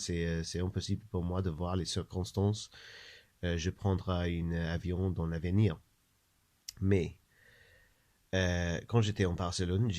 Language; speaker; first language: French; non-native, learner; English